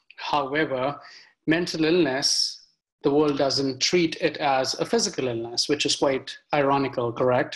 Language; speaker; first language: English; non-native, local second language; Hindi